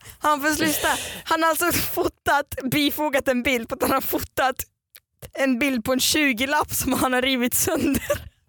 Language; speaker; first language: Swedish; native; Swedish